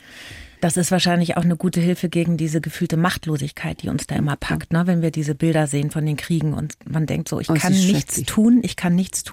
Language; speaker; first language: German; native; German